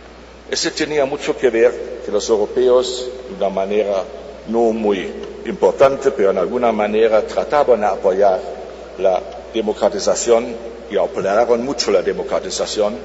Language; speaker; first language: Spanish; non-native, fluent; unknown